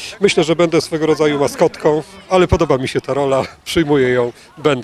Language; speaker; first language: Polish; native; Polish